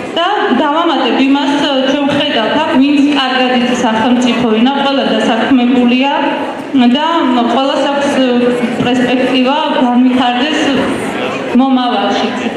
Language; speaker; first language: Georgian; non-native, local second language; Armenian